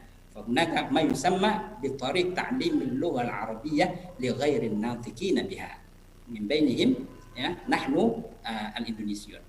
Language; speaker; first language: Arabic; non-native, fluent; Indonesian